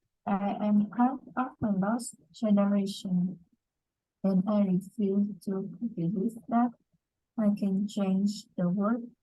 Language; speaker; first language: English; non-native, learner; Vietnamese